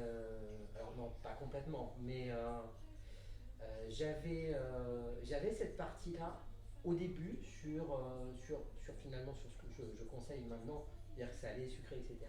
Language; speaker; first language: French; native; French